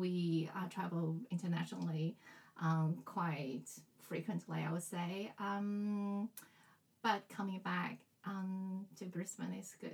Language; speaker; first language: English; non-native, fluent; Chinese